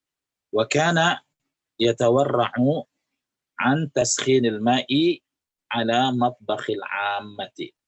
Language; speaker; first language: Arabic; non-native, fluent; Indonesian